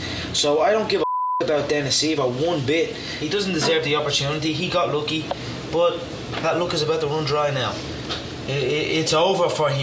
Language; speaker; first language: English; native; English